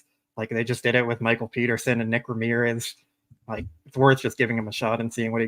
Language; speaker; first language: English; native; English